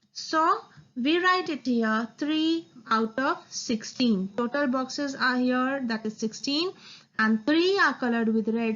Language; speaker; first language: English; non-native, local second language; Hindi